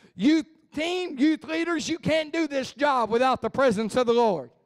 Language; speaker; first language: English; native; English